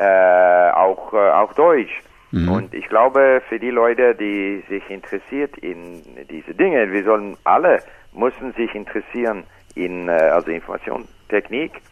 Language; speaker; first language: German; non-native, learner; English